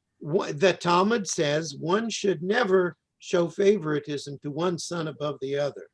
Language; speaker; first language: English; native; English